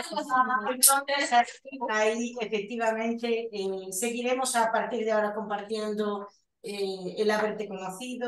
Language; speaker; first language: Spanish; native; Spanish